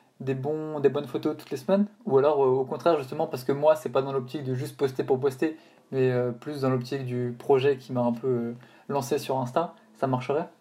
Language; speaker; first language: French; native; French